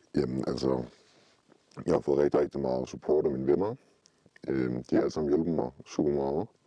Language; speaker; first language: Danish; early bilingual, other home language; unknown